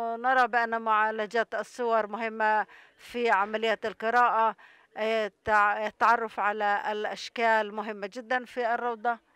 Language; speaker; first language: Arabic; non-native, local second language; Hebrew